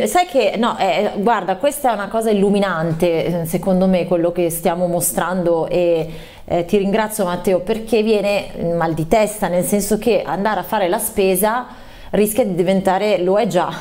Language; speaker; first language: Italian; native; Italian